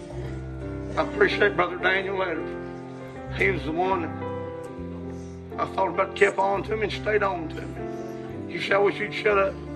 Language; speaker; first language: English; native; English